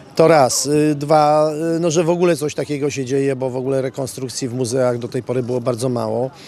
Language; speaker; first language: Polish; native; Polish